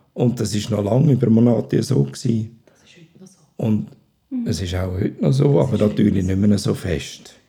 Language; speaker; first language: German; native; German